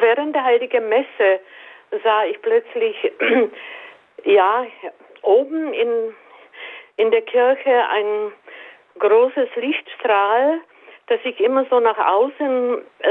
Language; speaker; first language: German; native; German